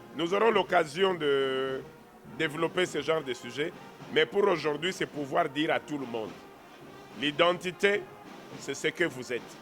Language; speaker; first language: French; non-native, local second language; Kongo